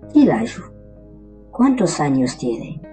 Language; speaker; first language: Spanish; non-native, learner; Haitian Creole